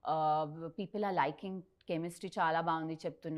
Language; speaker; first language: Telugu; non-native, learner; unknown